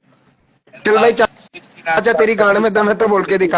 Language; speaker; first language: Hindi; native; Hindi